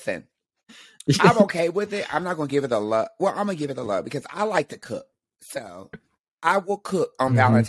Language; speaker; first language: English; native; English